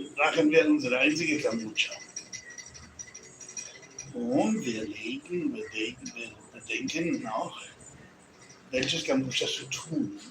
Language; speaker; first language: German; non-native, learner; English